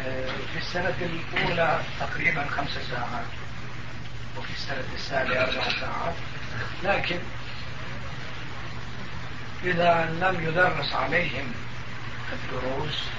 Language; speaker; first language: Arabic; non-native, fluent; Turkish